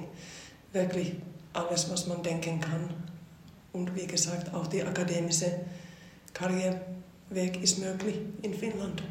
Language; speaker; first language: German; non-native, fluent; Finnish